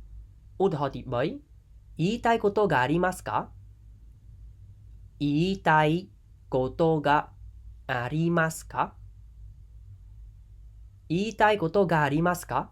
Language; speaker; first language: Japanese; non-native, fluent; Khmer